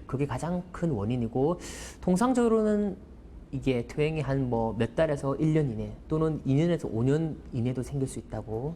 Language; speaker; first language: Korean; native; Korean